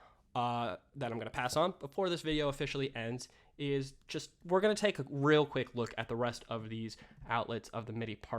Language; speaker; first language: English; native; English